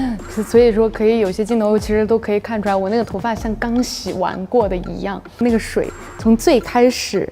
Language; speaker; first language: Chinese; native; Chinese